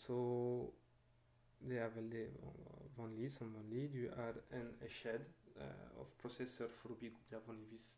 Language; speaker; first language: Norwegian; non-native, fluent; French